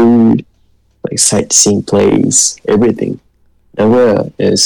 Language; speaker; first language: English; non-native, learner; Japanese